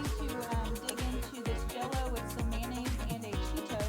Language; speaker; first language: English; native; English